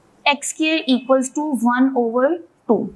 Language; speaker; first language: English; non-native, local second language; Urdu